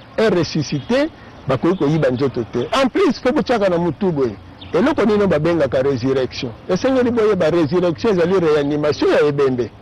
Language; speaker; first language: Lingala; non-native, local second language; Kongo